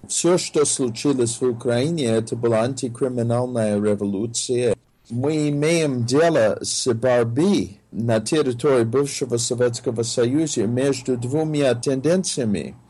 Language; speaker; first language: Russian; non-native, fluent; English